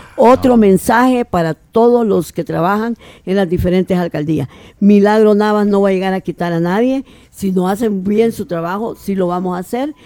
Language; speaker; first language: Spanish; native; Spanish